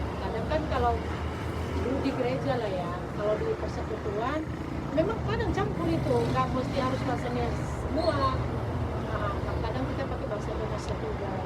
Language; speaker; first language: Indonesian; non-native, local second language; Nias